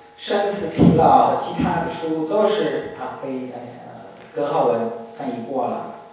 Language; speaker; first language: Chinese; non-native, fluent; German